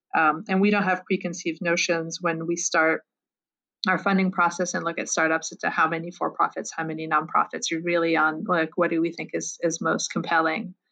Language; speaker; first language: English; non-native, fluent; French